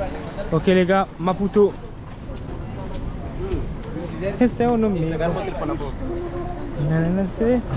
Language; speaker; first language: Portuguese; non-native, learner; French